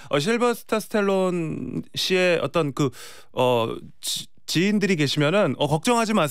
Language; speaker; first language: Korean; native; Korean